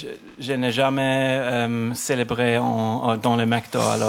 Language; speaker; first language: French; non-native, local second language; German